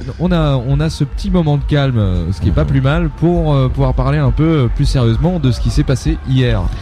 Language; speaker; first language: French; native; French